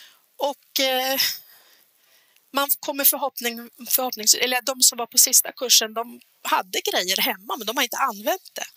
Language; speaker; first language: Swedish; native; Swedish